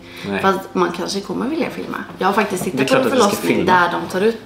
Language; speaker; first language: Swedish; native; Swedish